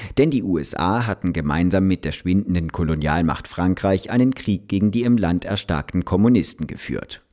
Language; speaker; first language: German; native; German